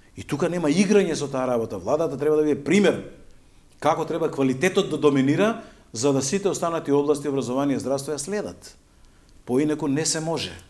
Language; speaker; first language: Macedonian; native; Macedonian